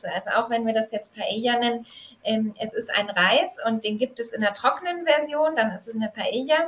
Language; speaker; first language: German; native; German